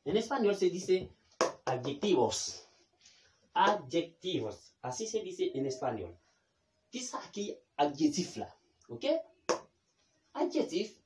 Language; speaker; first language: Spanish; non-native, fluent; Haitian Creole